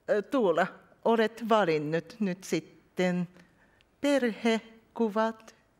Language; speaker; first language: Finnish; non-native, fluent; Japanese